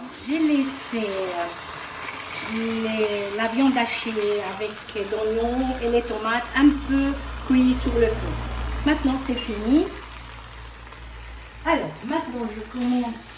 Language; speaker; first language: French; non-native, fluent; Arabic